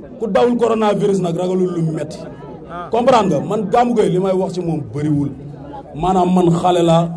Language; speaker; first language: Wolof; non-native, local second language; Jola-Fonyi